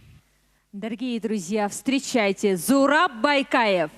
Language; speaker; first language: Russian; non-native, local second language; Chechen